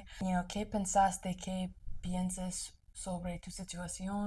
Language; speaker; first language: Spanish; non-native, learner; English